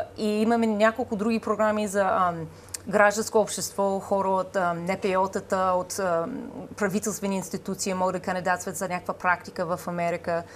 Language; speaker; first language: Bulgarian; non-native, fluent; English